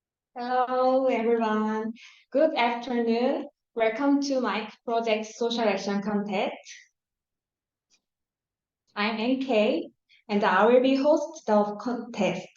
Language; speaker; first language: English; non-native, learner; Korean